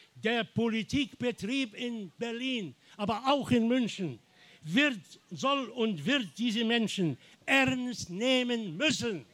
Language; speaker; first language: German; non-native, fluent; Arabic